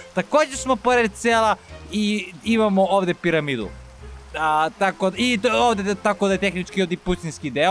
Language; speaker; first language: Serbian; native; Serbian